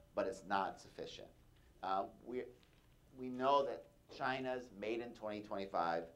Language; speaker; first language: English; native; English